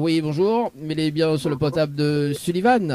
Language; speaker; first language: French; native; French